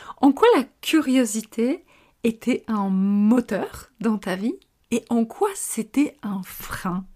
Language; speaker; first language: French; non-native, fluent; Polish